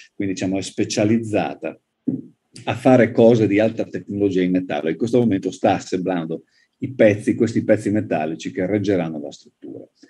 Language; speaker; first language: Italian; native; Italian